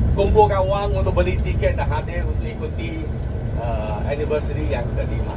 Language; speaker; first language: Malay; non-native, local second language; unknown